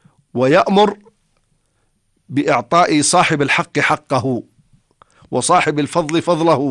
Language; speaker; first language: Arabic; native; Arabic